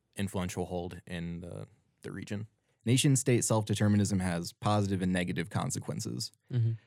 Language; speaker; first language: English; native; English